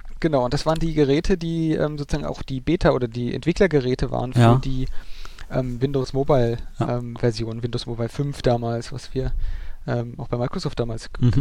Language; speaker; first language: German; native; German